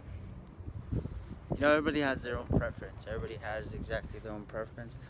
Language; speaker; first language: English; native; English